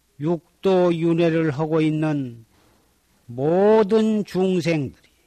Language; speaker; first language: Korean; native; Korean